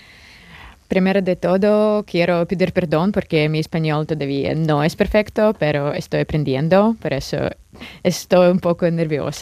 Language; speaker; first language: Spanish; non-native, fluent; Russian